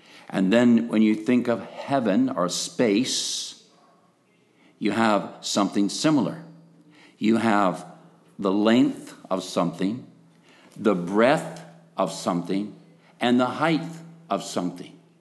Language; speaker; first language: English; native; English